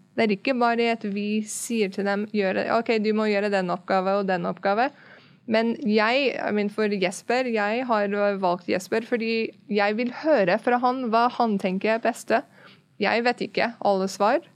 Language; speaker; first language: Norwegian; non-native, fluent; English